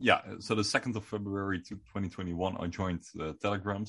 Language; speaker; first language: English; non-native, fluent; Dutch